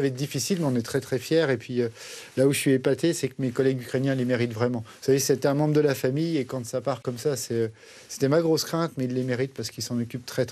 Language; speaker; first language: French; native; French